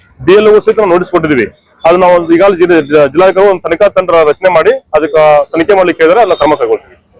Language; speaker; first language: Kannada; native; Kannada